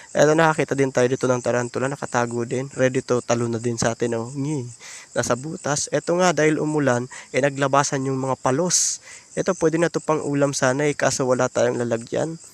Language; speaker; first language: Filipino; native; Filipino